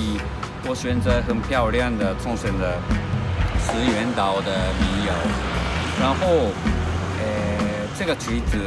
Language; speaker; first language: Chinese; non-native, learner; Japanese